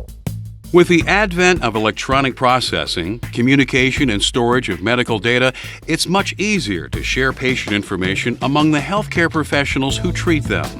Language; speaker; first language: English; native; English